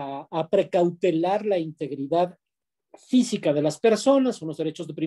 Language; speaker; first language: Spanish; native; Spanish